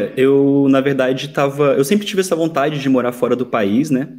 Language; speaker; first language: Portuguese; native; Portuguese